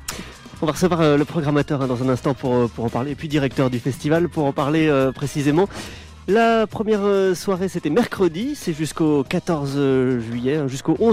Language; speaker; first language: French; native; French